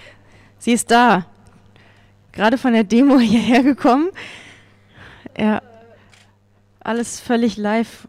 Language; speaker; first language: German; native; German